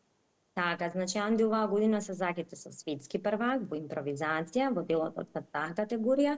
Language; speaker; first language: Macedonian; native; Macedonian